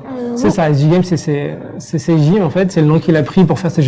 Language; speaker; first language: French; native; French